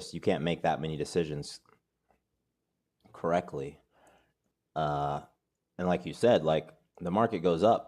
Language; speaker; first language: English; native; English